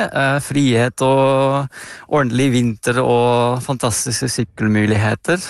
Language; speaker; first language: Norwegian; non-native, fluent; Dutch